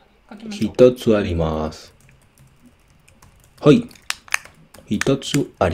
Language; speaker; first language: Japanese; non-native, learner; English